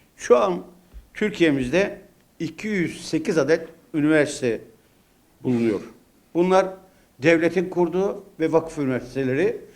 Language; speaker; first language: Turkish; native; Turkish